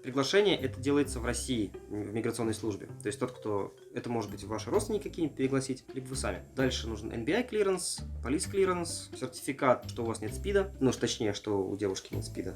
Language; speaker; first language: Russian; native; Russian